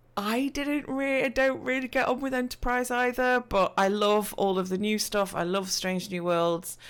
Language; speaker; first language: English; native; English